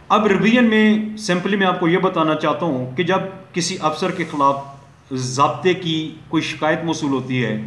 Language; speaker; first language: Urdu; native; Urdu